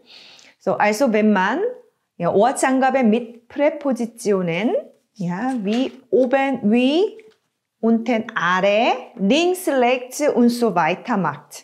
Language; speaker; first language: German; non-native, fluent; Korean